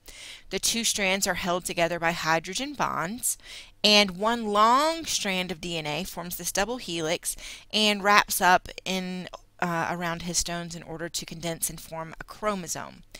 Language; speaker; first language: English; native; English